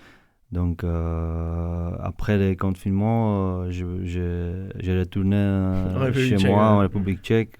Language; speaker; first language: French; non-native, fluent; Czech